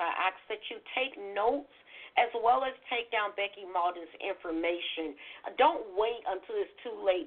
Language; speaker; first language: English; native; English